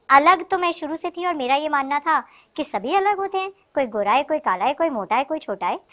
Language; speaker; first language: Hindi; native; Hindi